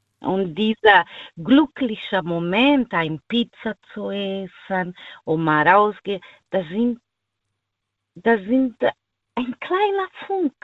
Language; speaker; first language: German; non-native, learner; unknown